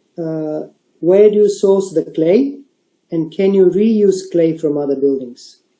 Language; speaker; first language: English; non-native, fluent; Bulgarian